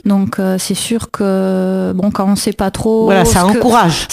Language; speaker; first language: French; native; French